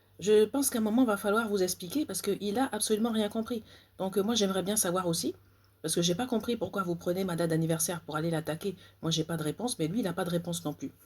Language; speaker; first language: French; native; French